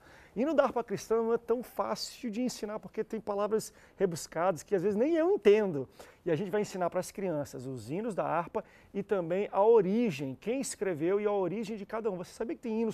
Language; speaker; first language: Portuguese; native; Portuguese